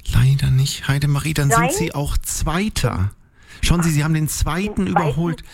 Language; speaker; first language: German; native; German